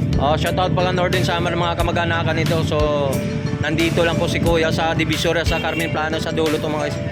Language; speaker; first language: Filipino; native; Filipino